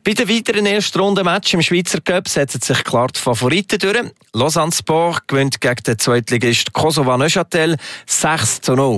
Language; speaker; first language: German; native; German